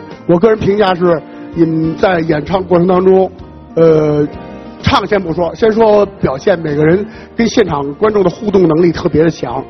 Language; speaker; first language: Chinese; native; Chinese